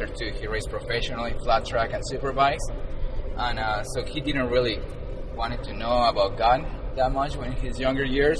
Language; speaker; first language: English; non-native, fluent; Spanish